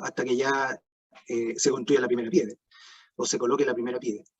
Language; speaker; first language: Spanish; native; Spanish